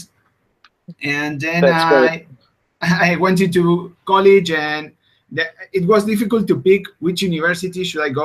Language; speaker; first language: English; non-native, fluent; Spanish